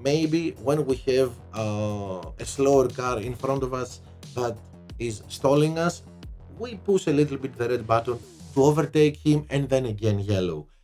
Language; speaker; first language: English; non-native, fluent; Greek